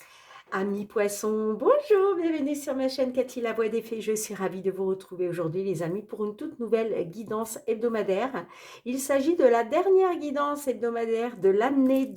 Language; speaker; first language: French; native; French